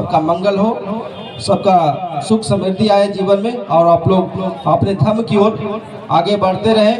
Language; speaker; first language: Hindi; native; Hindi